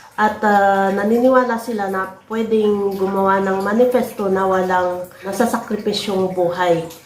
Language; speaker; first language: Filipino; native; Filipino